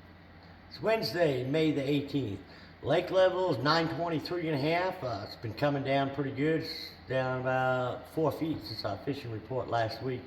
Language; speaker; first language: English; native; English